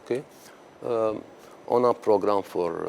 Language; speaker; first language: French; non-native, learner; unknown